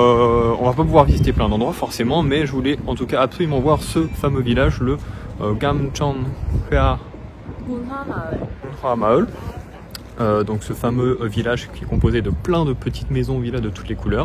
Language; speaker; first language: French; native; French